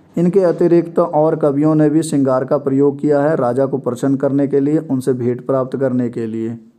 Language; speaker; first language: Hindi; non-native, local second language; Punjabi